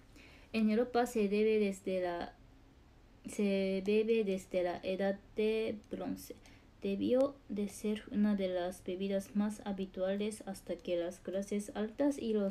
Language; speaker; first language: Spanish; non-native, learner; Japanese